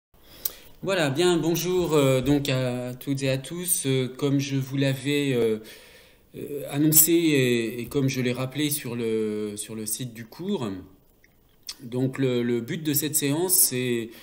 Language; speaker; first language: French; native; French